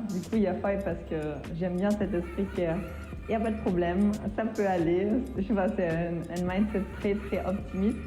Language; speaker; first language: French; non-native, fluent; German